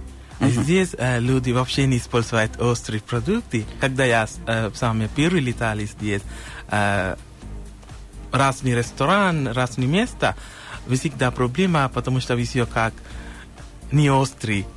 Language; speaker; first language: Russian; non-native, learner; Sinhala